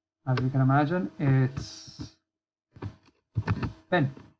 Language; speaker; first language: English; native; English